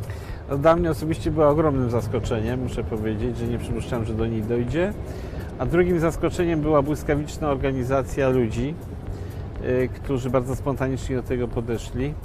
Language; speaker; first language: Polish; native; Polish